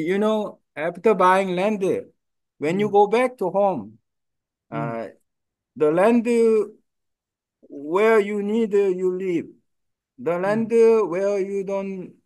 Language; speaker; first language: English; non-native, learner; Korean